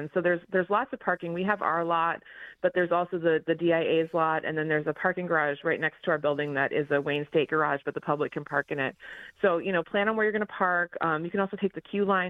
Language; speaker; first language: English; native; English